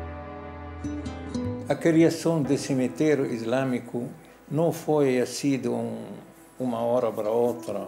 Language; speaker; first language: Portuguese; non-native, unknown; Arabic